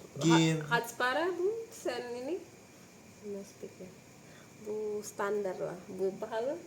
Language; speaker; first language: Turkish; non-native, learner; Indonesian